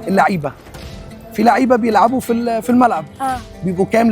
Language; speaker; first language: Arabic; native; Arabic